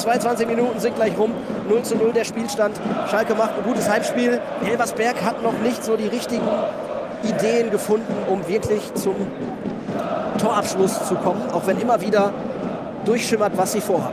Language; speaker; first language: German; native; German